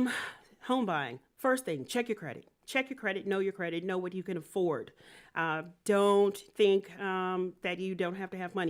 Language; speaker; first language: English; native; English